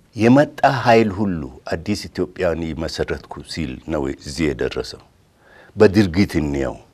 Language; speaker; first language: Amharic; non-native, local second language; Oromo